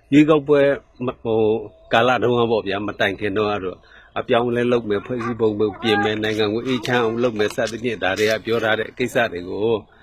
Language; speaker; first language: Burmese; non-native, local second language; Mon